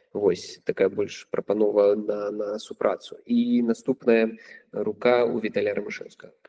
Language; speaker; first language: Belarusian; non-native, local second language; Russian